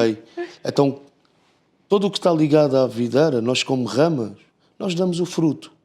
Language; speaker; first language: Portuguese; native; Portuguese